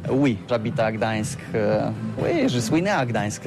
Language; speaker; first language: French; non-native, fluent; Polish